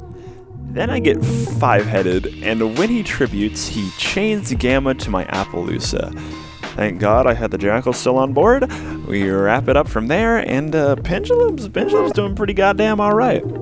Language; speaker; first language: English; native; English